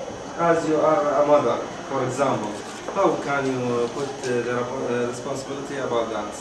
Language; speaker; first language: English; non-native, fluent; Arabic